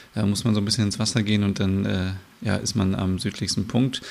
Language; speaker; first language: German; native; German